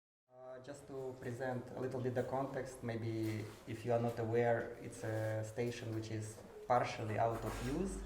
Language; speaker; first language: English; non-native, fluent; Romanian